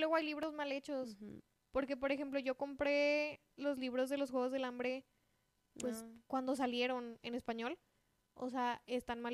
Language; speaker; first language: Spanish; native; Spanish